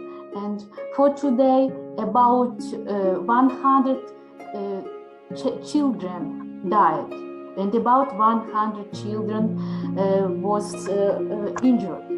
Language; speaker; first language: English; non-native, learner; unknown